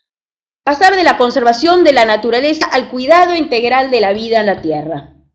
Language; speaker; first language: Spanish; native; Spanish